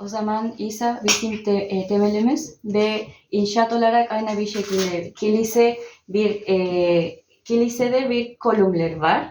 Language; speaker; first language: Turkish; non-native, learner; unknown